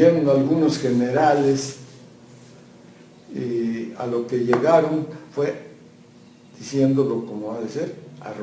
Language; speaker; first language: Spanish; native; Spanish